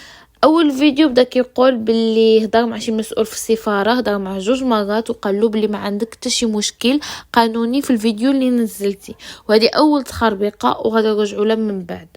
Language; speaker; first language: Arabic; native; Arabic